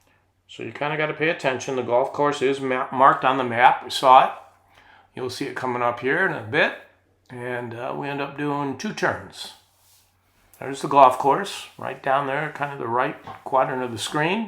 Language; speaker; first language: English; native; English